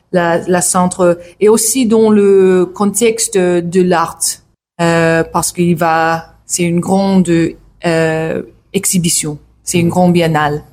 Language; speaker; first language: French; non-native, learner; English